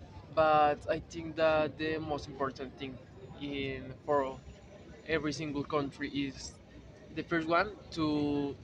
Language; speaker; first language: English; non-native, learner; Spanish